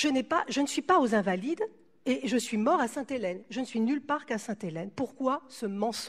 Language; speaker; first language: French; native; French